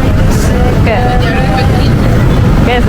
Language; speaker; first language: Spanish; non-native, learner; Polish